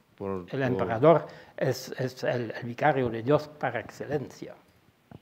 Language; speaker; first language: Spanish; non-native, fluent; Dutch